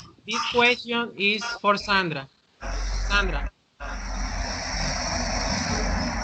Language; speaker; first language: English; non-native, fluent; Spanish